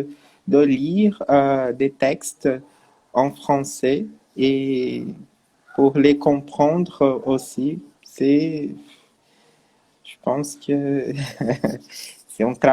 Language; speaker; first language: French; non-native, learner; Portuguese